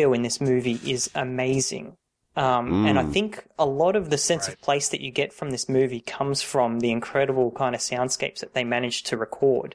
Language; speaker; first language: English; native; English